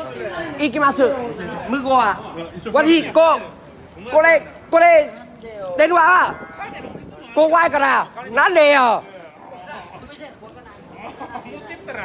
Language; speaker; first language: Japanese; non-native, learner; Vietnamese